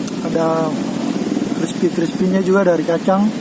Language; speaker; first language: Indonesian; native; Indonesian